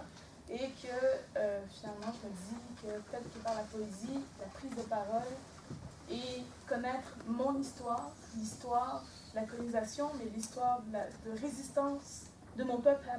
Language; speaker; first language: French; non-native, local second language; Innu-aimun